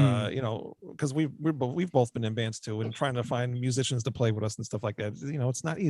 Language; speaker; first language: English; native; English